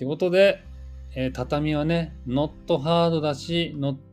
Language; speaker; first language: Japanese; native; Japanese